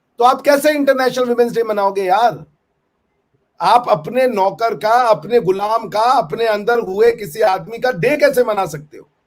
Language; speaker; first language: Hindi; native; Hindi